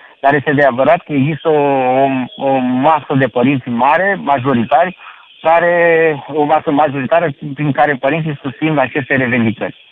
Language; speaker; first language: Romanian; native; Romanian